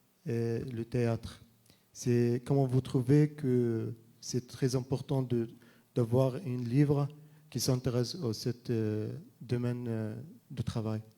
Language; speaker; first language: French; non-native, fluent; Arabic